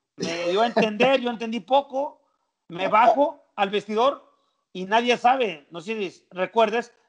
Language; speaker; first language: Spanish; native; Spanish